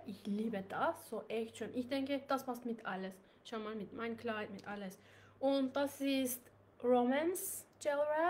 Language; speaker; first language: German; non-native, learner; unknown